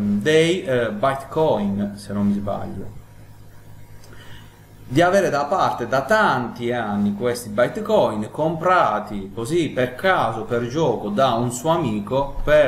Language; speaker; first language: Italian; native; Italian